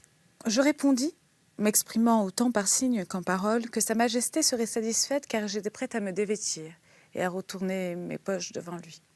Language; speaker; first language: French; native; French